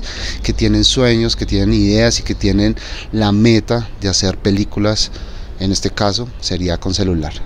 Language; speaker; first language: Spanish; native; Spanish